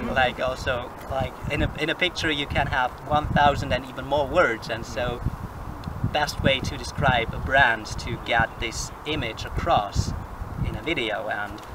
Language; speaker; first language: English; non-native, fluent; German